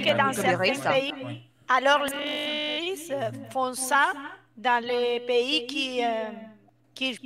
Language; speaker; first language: French; non-native, fluent; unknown